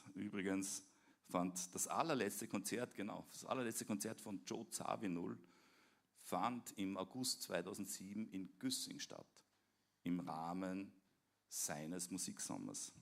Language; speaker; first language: German; native; German